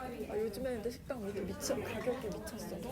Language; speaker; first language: Korean; native; Korean